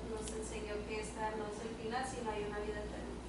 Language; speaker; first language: Spanish; native; Spanish